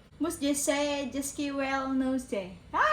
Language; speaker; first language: English; non-native, learner; Polish